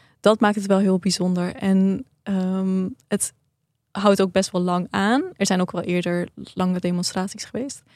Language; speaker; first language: Dutch; early bilingual, other home language; Persian